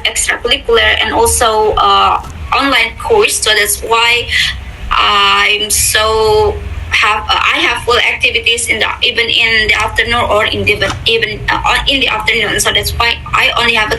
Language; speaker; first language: English; non-native, fluent; Indonesian